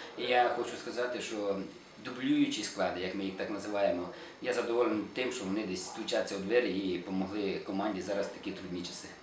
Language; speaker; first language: Ukrainian; native; Ukrainian